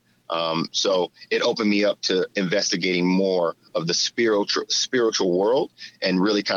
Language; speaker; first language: English; native; English